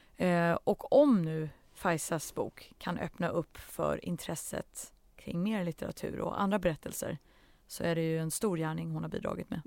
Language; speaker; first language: Swedish; early bilingual, other home language; Central Kurdish